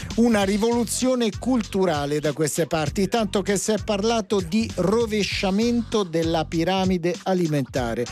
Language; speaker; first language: Italian; native; Italian